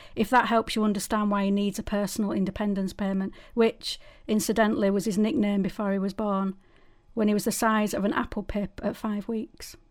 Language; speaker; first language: English; native; English